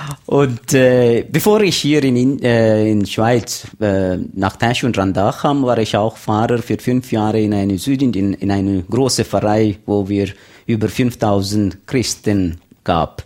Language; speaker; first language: German; non-native, learner; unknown